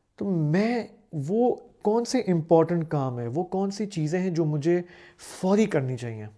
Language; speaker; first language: Urdu; native; Urdu